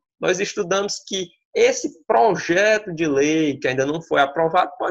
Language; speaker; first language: Portuguese; native; Portuguese